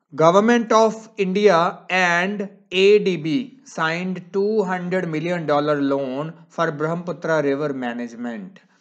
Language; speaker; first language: English; non-native, local second language; Punjabi